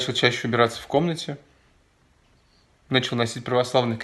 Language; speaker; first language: Russian; native; Russian